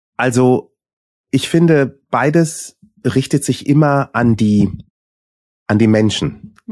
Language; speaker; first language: German; early bilingual, other home language; Swahili